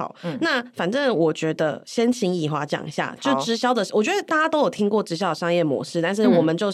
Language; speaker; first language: Chinese; native; Chinese